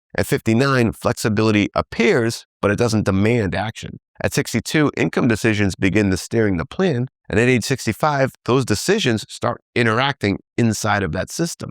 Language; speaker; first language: English; native; English